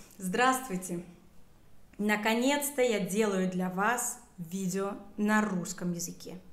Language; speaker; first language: Russian; native; Russian